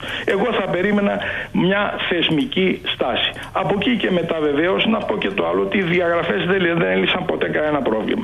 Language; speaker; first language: Greek; native; Greek